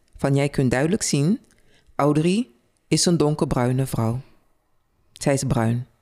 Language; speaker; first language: Dutch; early bilingual, other home language; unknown